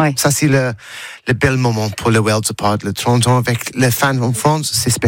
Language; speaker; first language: French; non-native, learner; English